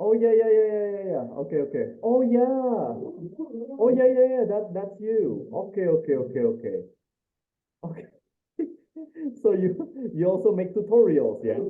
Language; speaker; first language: English; non-native, fluent; Indonesian